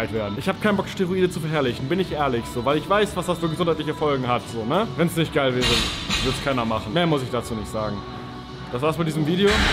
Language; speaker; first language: German; native; German